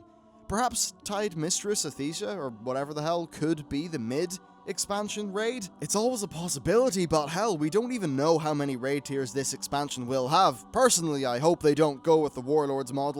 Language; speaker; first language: English; native; English